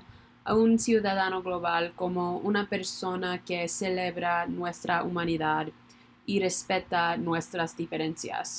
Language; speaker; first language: Spanish; non-native, learner; English